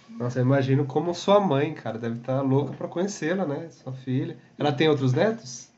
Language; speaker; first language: Portuguese; native; Portuguese